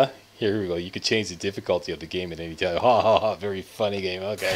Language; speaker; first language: English; native; English